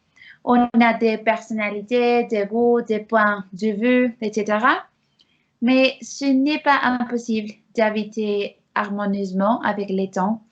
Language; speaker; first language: French; non-native, learner; Spanish